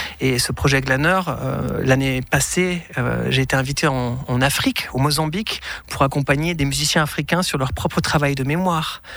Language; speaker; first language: French; native; French